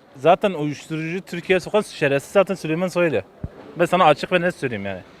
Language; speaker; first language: Turkish; native; Turkish